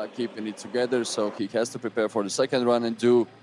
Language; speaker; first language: English; non-native, fluent; Latvian